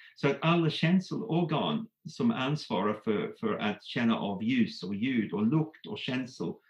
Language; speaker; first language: Swedish; non-native, fluent; English